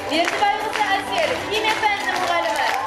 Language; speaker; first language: Kazakh; native; Kazakh